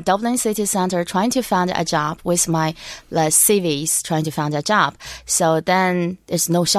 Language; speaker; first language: English; non-native, learner; Chinese